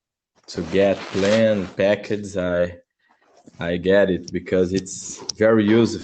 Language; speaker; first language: English; non-native, learner; Portuguese